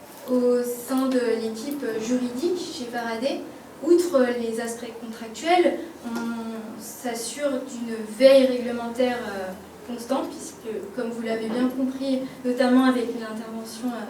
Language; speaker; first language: French; native; French